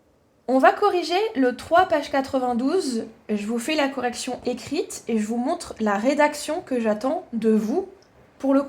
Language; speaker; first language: French; native; French